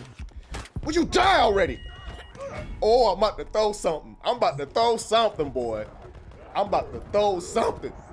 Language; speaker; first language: English; native; English